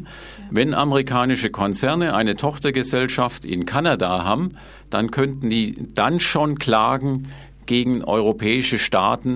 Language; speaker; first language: German; native; German